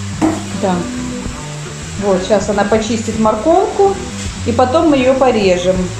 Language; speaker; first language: Russian; native; Russian